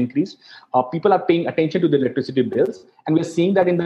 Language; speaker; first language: English; non-native, local second language; Hindi